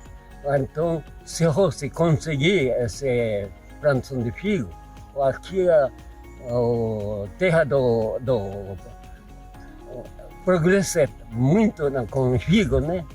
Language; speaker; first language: Portuguese; non-native, learner; Japanese